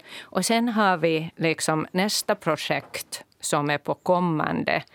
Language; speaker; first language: Swedish; non-native, local second language; Finnish